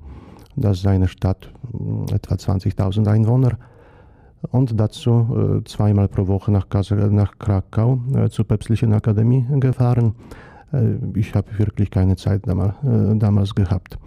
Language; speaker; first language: German; non-native, fluent; Polish